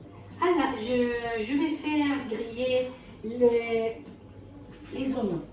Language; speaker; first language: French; non-native, fluent; Arabic